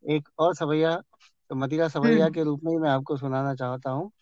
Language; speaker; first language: Hindi; native; Hindi